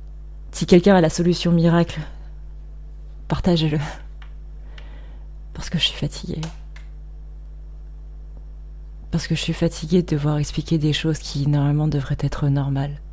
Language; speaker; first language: French; native; French